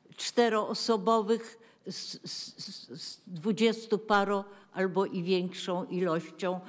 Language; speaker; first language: Polish; native; Polish